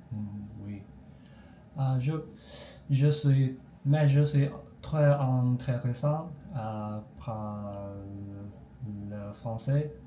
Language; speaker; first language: French; non-native, learner; Chinese